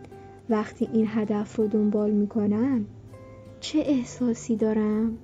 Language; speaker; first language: Persian; native; Persian